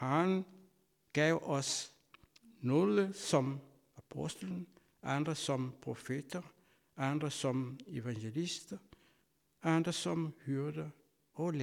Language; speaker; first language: Danish; non-native, fluent; Kabuverdianu